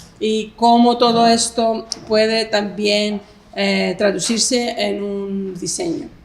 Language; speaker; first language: Spanish; non-native, fluent; Greek